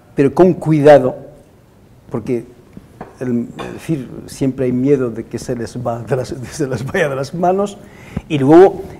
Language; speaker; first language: Spanish; non-native, fluent; Arabic